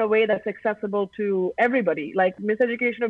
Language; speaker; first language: English; non-native, local second language; Tamil